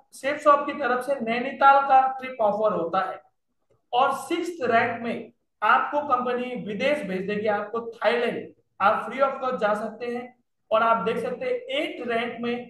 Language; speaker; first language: Hindi; non-native, local second language; Nepali